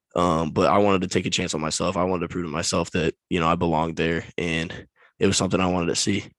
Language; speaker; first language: English; native; English